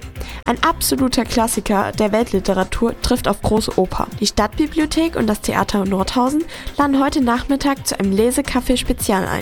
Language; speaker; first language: German; native; German